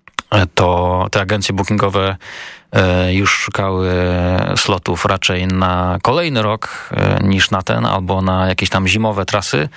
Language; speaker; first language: Polish; native; Polish